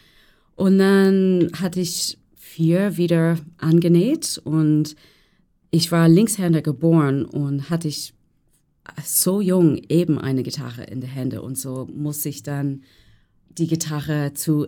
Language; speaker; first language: German; non-native, fluent; English